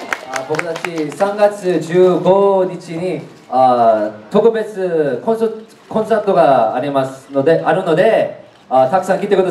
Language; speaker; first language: Japanese; non-native, learner; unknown